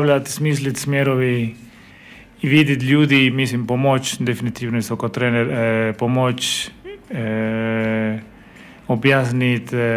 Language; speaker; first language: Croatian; non-native, fluent; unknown